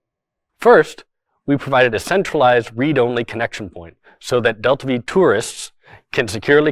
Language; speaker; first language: English; native; English